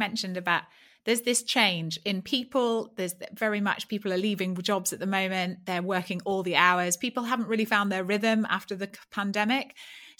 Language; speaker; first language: English; native; English